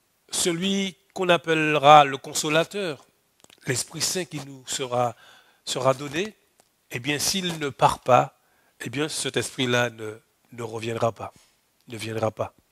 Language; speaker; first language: French; native; French